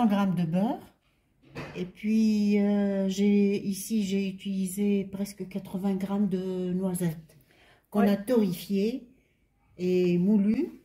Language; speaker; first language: French; non-native, local second language; Arabic